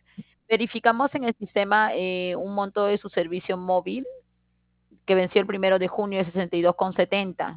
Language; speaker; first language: Spanish; native; Spanish